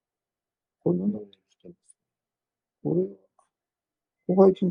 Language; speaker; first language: Japanese; native; Japanese